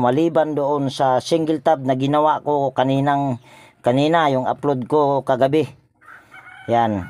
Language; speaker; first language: Filipino; native; Filipino